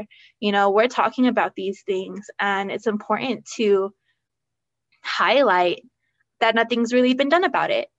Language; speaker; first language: English; native; English